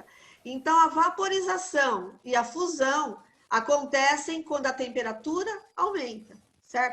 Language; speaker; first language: Portuguese; native; Portuguese